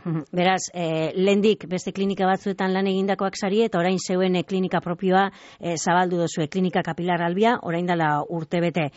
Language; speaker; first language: Basque; native; Basque